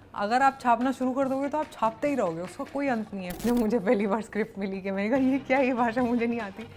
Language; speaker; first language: Hindi; native; Hindi